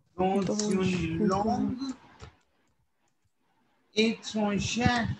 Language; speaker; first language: French; non-native, fluent; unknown